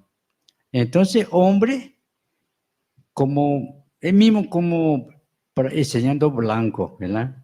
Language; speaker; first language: Spanish; non-native, local second language; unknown